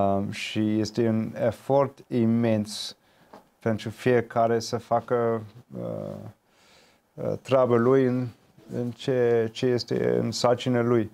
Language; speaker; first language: Romanian; non-native, fluent; English